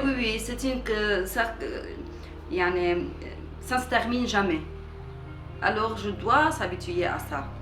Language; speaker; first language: French; non-native, local second language; Arabic